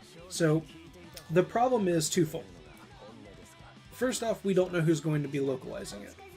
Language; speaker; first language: English; native; English